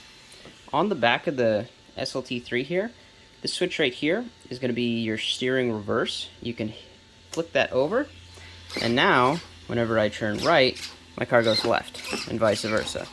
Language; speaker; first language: English; native; English